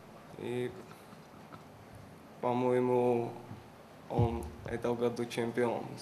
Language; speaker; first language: Russian; non-native, learner; Georgian